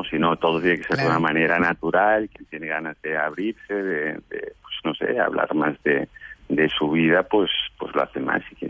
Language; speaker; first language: Spanish; native; Spanish